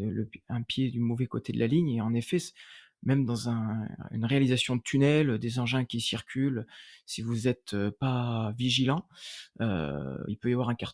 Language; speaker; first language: French; native; French